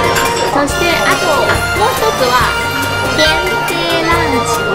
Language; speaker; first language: Japanese; early bilingual, heritage; Chinese